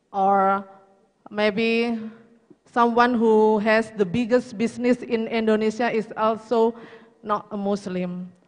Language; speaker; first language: English; non-native, learner; Indonesian